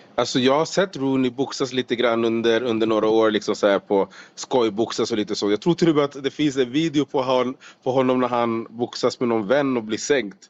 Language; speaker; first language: Swedish; native; Swedish